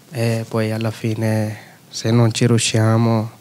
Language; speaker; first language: Italian; non-native, fluent; Urdu